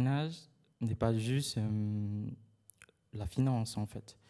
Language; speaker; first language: French; non-native, fluent; Khmer